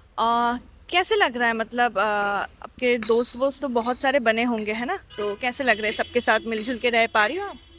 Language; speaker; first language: Hindi; non-native, local second language; Bangla